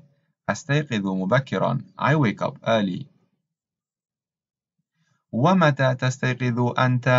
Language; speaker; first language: Arabic; non-native, learner; English